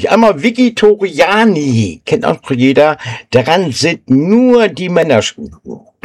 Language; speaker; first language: German; native; German